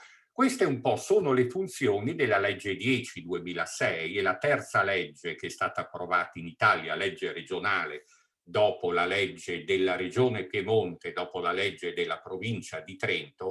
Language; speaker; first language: Italian; native; Italian